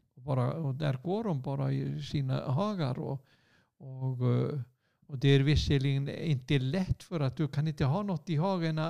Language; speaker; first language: Swedish; non-native, fluent; Icelandic